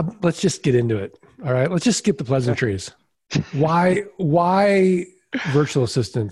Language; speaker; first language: English; native; English